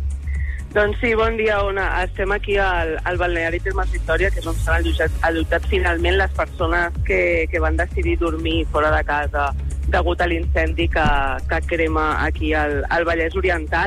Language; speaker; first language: Catalan; native; Catalan